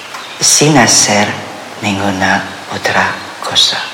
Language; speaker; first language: Spanish; non-native, fluent; French